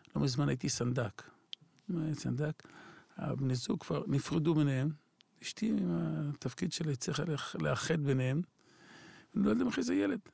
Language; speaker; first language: Hebrew; native; Hebrew